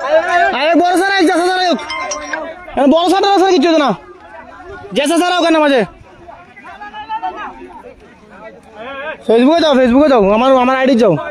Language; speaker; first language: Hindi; non-native, learner; Bangla